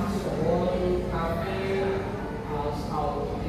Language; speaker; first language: German; non-native, learner; Indonesian